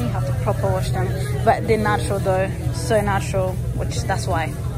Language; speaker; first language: English; early bilingual, other home language; Portuguese